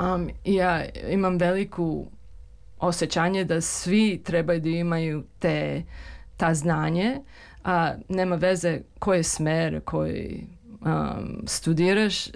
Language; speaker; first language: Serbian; early bilingual, heritage; English